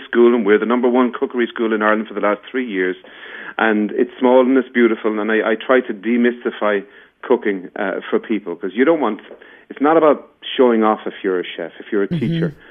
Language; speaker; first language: English; native; English